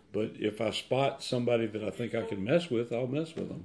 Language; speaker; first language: English; native; English